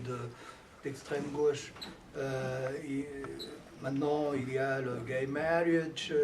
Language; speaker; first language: French; non-native, fluent; Portuguese